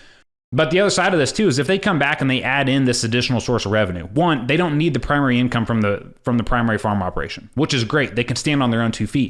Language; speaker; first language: English; native; English